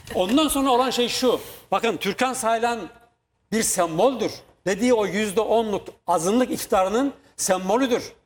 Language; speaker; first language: Turkish; native; Turkish